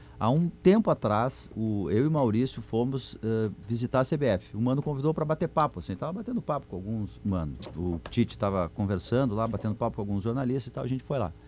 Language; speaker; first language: Portuguese; native; Portuguese